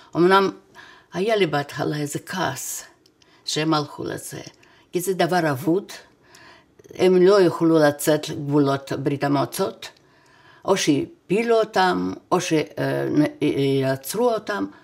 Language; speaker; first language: Hebrew; non-native, fluent; Russian